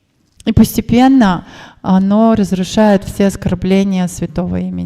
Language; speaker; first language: Russian; native; Russian